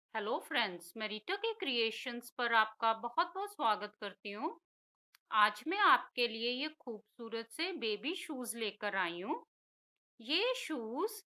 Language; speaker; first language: Hindi; native; Hindi